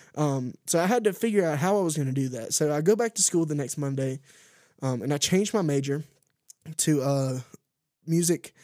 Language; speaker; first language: English; native; English